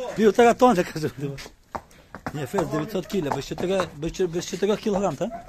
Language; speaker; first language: Polish; non-native, learner; Ukrainian